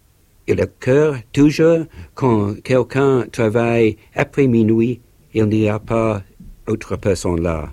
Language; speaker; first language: French; non-native, learner; English